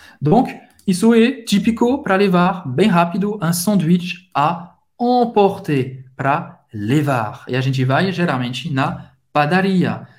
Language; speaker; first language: Portuguese; non-native, fluent; French